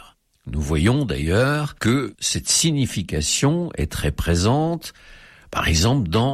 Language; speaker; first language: French; native; French